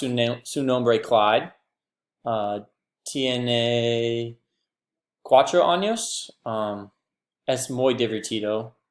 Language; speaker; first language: Spanish; non-native, learner; English